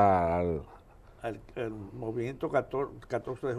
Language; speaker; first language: Spanish; native; Spanish